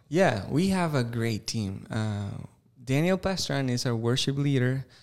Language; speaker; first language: English; non-native, fluent; Spanish